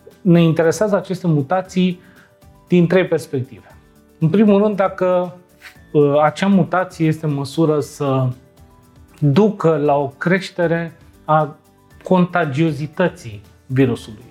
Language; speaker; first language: Romanian; native; Romanian